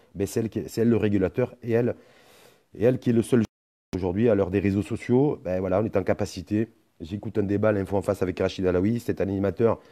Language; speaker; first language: French; non-native, local second language; Arabic